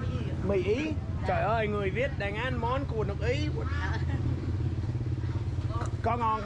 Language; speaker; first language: Vietnamese; early bilingual, heritage; English